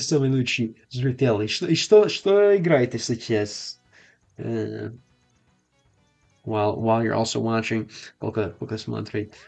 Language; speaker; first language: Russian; non-native, learner; English